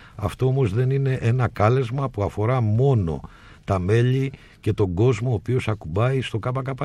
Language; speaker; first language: Greek; native; Greek